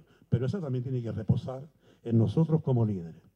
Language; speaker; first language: Spanish; native; Spanish